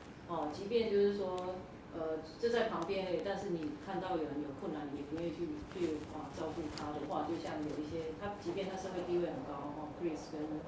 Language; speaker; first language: Chinese; native; Chinese